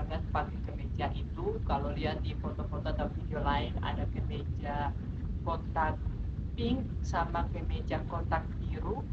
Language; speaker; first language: Indonesian; non-native, fluent; Spanish